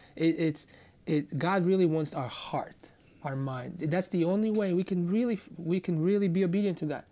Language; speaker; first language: English; non-native, fluent; Croatian